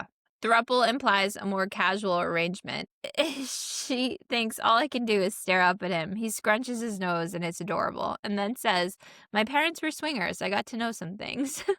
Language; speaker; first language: English; native; English